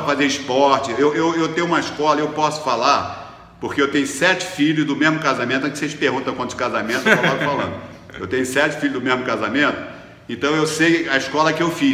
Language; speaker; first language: Portuguese; native; Portuguese